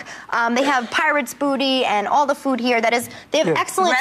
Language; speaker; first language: English; native; English